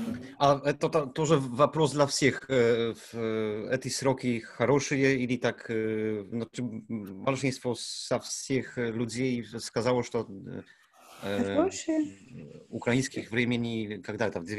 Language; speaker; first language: Russian; non-native, learner; Polish